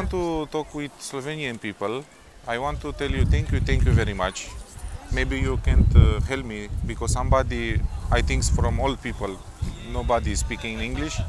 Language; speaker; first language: English; non-native, learner; Romanian